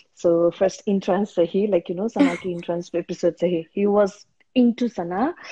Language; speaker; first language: Hindi; non-native, local second language; Nepali